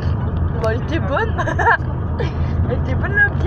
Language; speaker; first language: French; native; French